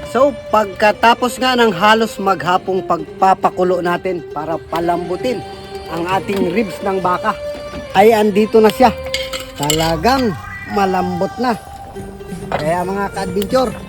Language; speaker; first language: Filipino; non-native, local second language; Masbatenyo